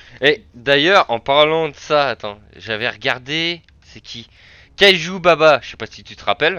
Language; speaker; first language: French; native; French